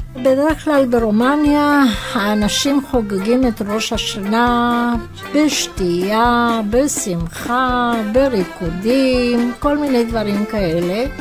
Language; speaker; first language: Hebrew; non-native, fluent; Romanian